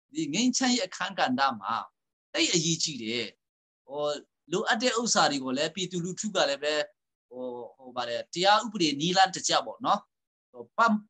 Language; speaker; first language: Burmese; non-native, local second language; Hakha Chin